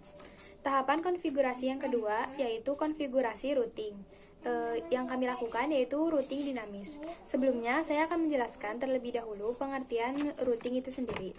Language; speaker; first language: Indonesian; native; Indonesian